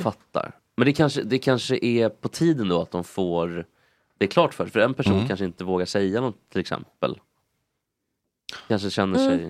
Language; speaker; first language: Swedish; native; Swedish